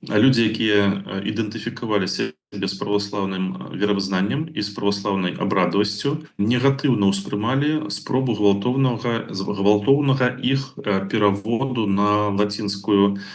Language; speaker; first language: Belarusian; non-native, local second language; Russian